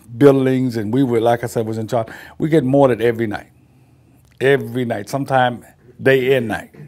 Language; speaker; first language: English; native; English